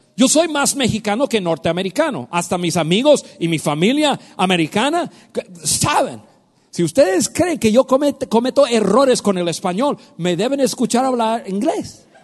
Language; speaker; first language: Spanish; non-native, fluent; English